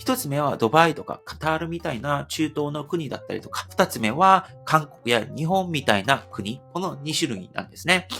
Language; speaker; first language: Japanese; non-native, fluent; Korean